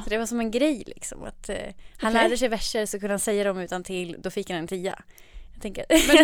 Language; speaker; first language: Swedish; native; Swedish